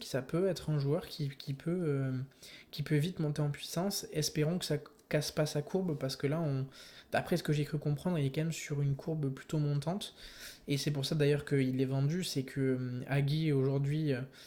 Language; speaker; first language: French; native; French